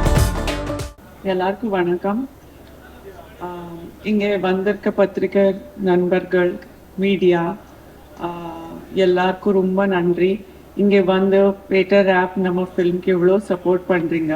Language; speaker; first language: Tamil; non-native, local second language; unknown